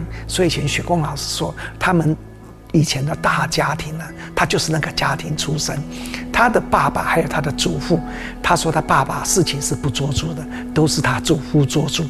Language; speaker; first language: Chinese; native; Chinese